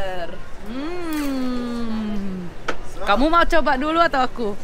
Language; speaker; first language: Indonesian; early bilingual, heritage; German